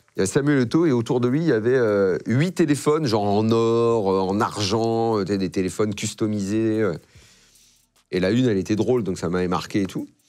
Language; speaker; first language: French; native; French